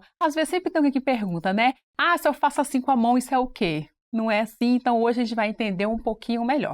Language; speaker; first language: Portuguese; native; Portuguese